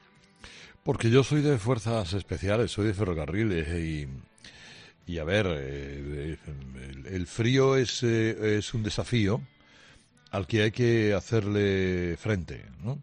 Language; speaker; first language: Spanish; native; Spanish